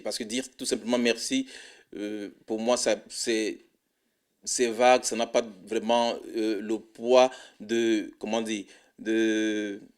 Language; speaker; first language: French; non-native, fluent; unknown